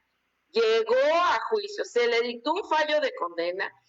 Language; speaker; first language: Spanish; native; Spanish